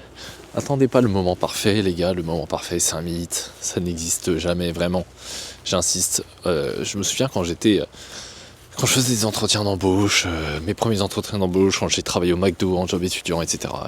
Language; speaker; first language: French; native; French